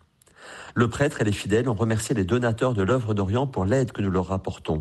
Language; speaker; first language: French; native; French